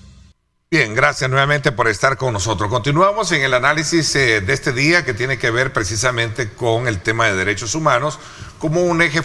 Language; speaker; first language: Spanish; native; Spanish